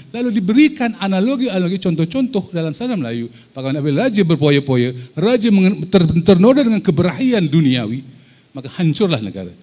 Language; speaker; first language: Malay; native; Malay